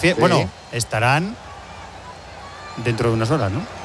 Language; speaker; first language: Spanish; native; Spanish